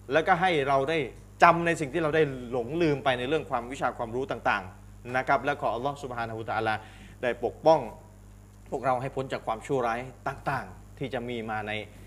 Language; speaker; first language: Thai; native; Thai